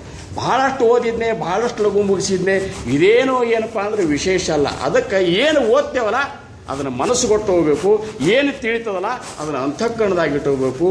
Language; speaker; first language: Kannada; native; Kannada